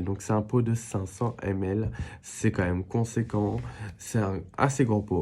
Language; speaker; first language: French; native; French